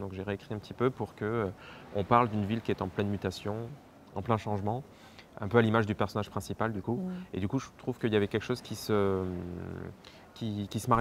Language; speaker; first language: French; native; French